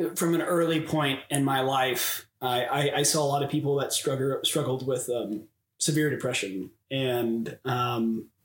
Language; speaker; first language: English; native; English